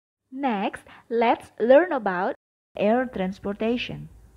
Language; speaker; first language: English; non-native, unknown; Indonesian